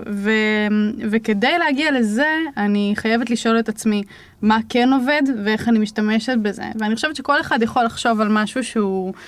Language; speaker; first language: Hebrew; native; Hebrew